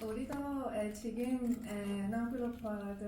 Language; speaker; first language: Korean; non-native, learner; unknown